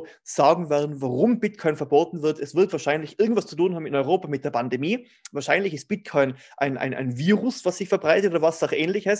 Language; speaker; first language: German; native; German